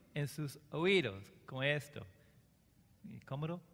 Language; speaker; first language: Spanish; non-native, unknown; English